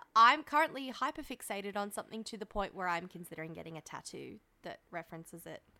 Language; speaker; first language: English; early bilingual, other home language; French